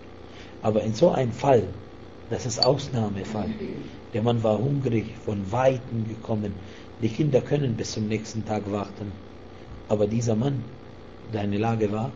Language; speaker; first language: German; non-native, fluent; Arabic